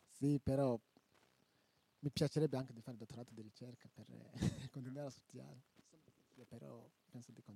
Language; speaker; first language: Italian; non-native, local second language; Rundi